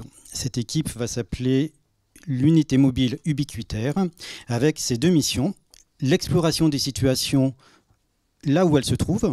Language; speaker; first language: French; native; French